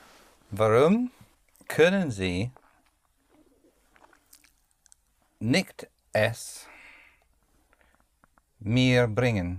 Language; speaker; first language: German; non-native, learner; English